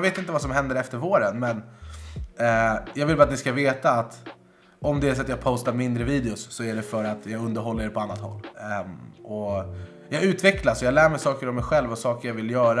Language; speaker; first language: Swedish; native; Swedish